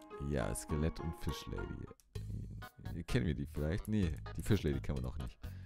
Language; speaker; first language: German; native; German